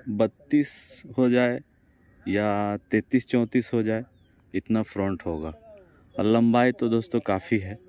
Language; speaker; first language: Hindi; native; Hindi